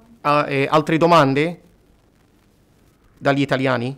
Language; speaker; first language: Italian; non-native, fluent; English